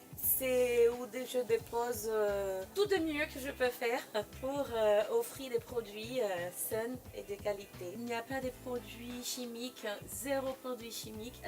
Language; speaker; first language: French; non-native, fluent; Portuguese